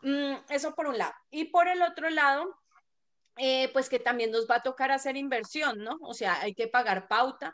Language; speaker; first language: Spanish; native; Spanish